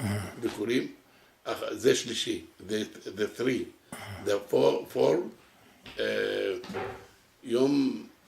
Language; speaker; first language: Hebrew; non-native, local second language; Arabic